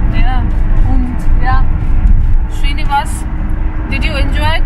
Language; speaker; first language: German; non-native, learner; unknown